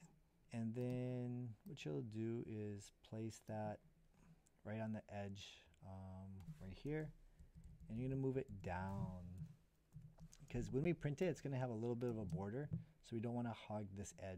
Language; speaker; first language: English; native; English